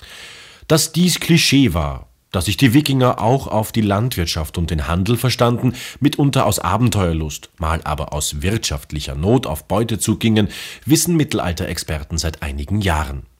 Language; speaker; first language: German; native; German